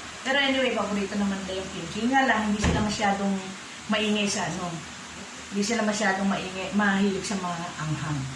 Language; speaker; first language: Filipino; native; Filipino